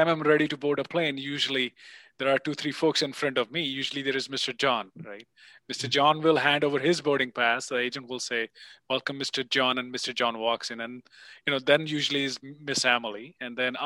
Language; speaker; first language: English; non-native, local second language; Punjabi